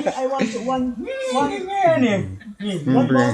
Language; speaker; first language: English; non-native, learner; Thai